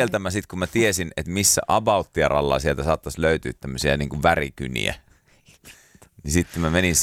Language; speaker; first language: Finnish; native; Finnish